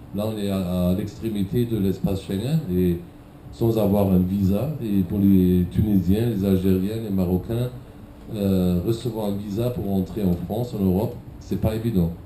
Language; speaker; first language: French; non-native, fluent; German